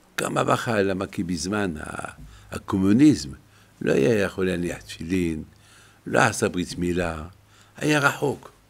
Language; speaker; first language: Hebrew; non-native, fluent; French